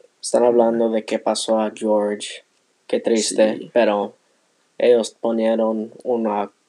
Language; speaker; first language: Spanish; non-native, learner; English